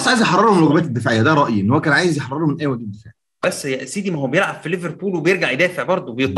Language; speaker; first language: Arabic; native; Arabic